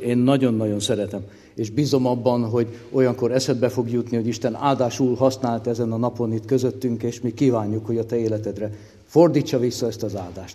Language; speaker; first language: Hungarian; native; Hungarian